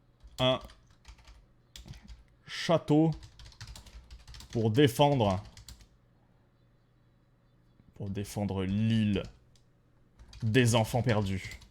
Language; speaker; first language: French; native; French